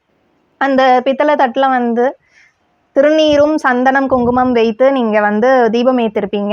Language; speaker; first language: Tamil; native; Tamil